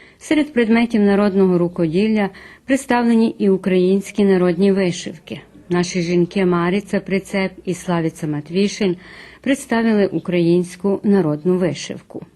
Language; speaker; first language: Ukrainian; early bilingual, heritage; Ukrainian